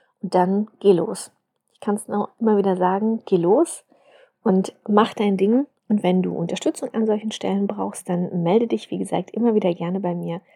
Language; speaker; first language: German; native; German